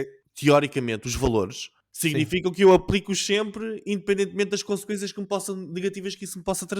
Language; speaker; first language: Portuguese; native; Portuguese